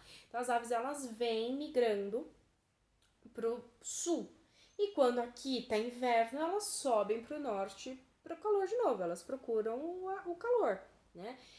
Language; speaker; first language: Portuguese; native; Portuguese